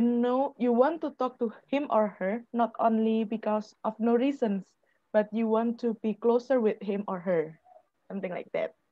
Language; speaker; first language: English; non-native, fluent; Indonesian